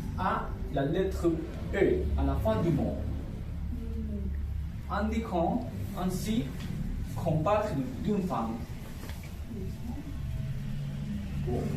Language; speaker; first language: French; non-native, fluent; Spanish